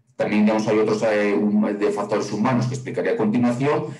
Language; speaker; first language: Spanish; native; Spanish